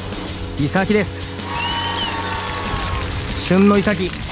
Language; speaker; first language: Japanese; native; Japanese